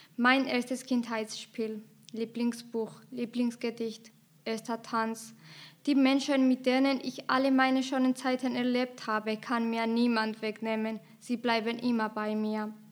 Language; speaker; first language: German; non-native, fluent; Georgian